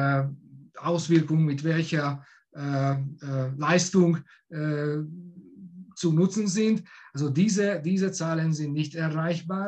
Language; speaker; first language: German; non-native, fluent; Hungarian